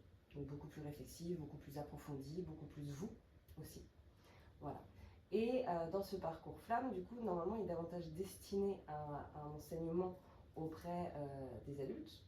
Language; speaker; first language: French; native; French